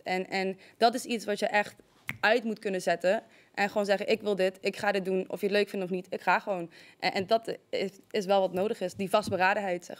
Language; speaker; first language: Dutch; native; Dutch